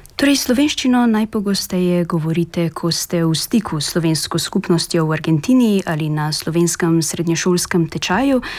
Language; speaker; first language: Slovenian; native; Slovenian